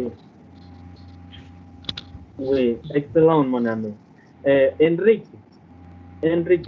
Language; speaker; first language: French; non-native, learner; Spanish